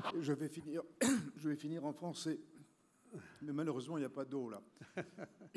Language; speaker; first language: French; native; French